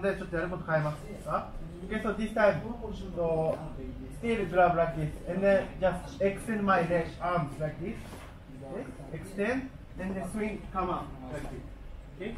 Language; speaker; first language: English; non-native, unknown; Japanese